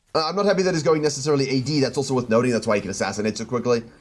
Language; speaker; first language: English; native; English